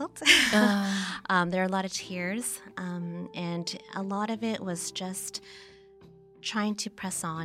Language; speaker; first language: English; native; English